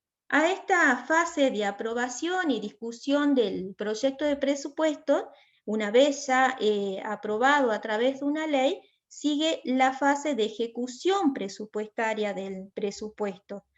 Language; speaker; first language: Spanish; native; Spanish